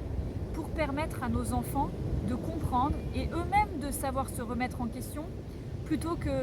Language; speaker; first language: French; native; French